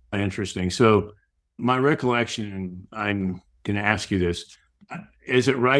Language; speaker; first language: English; native; English